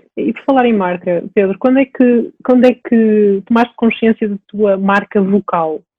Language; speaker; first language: Portuguese; native; Portuguese